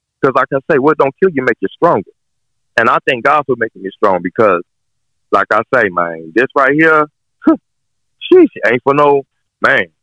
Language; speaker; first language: English; native; English